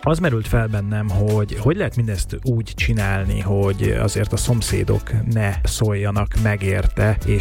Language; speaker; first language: Hungarian; native; Hungarian